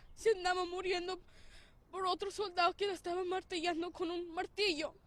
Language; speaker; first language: Spanish; early bilingual, heritage; Spanish